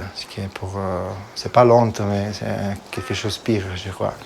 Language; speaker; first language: French; non-native, fluent; Italian